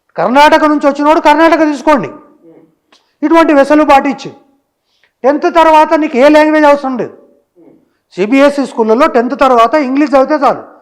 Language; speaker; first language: Telugu; native; Telugu